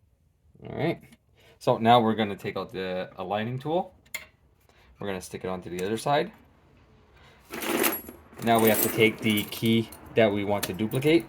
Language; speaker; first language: English; native; English